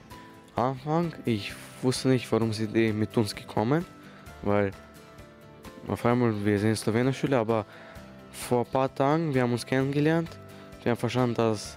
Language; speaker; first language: German; non-native, learner; Slovenian